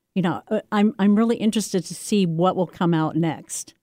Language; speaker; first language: English; native; English